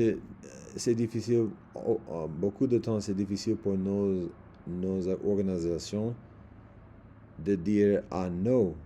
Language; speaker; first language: French; non-native, learner; English